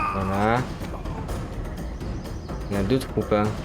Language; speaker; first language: French; native; French